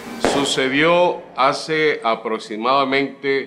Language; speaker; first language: Spanish; native; Spanish